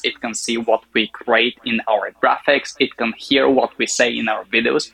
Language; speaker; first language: English; non-native, fluent; Bulgarian